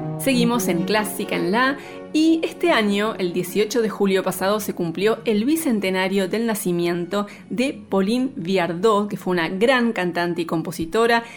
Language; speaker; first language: Spanish; native; Spanish